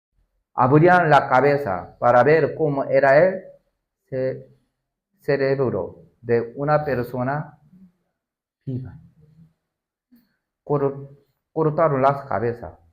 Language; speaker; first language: Spanish; non-native, learner; Korean